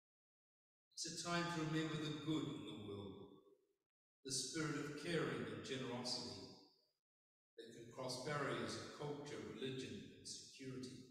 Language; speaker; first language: English; native; English